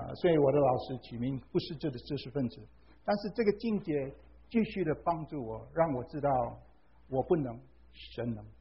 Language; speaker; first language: Chinese; non-native, fluent; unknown